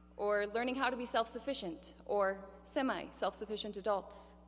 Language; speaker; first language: English; native; English